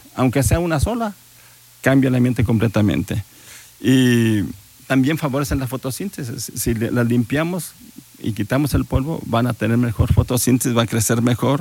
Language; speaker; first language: Spanish; native; Spanish